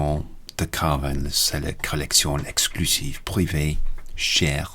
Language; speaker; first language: French; non-native, learner; English